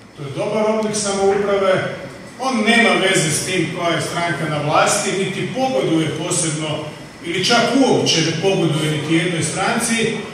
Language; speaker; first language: Croatian; native; Croatian